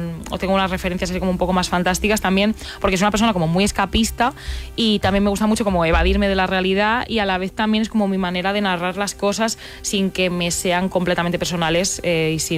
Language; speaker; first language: Spanish; native; Spanish